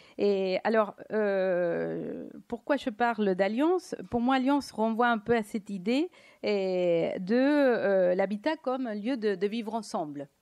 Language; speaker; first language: French; non-native, fluent; Spanish